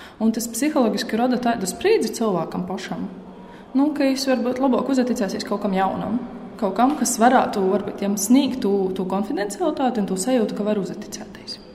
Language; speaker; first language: Latvian; native; Latvian